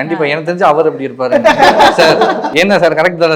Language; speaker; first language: Tamil; native; Tamil